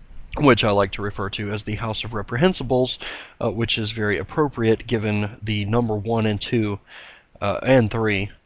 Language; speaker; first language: English; native; English